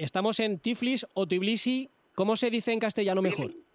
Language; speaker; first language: Spanish; native; Spanish